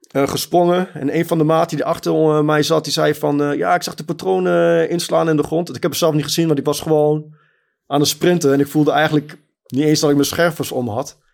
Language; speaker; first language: Dutch; early bilingual, other home language; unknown